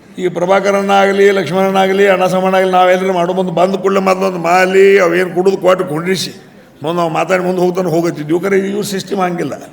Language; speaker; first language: Kannada; native; Kannada